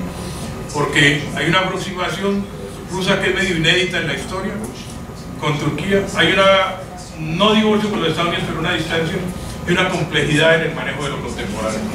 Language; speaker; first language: Spanish; native; Spanish